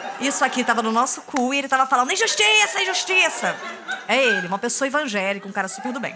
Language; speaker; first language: Portuguese; native; Portuguese